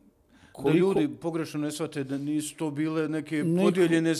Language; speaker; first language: Serbian; native; Serbian